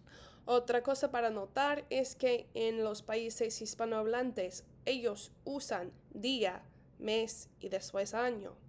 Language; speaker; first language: Spanish; non-native, fluent; English